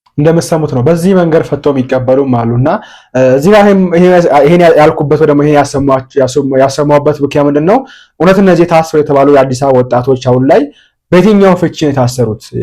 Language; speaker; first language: Amharic; native; Amharic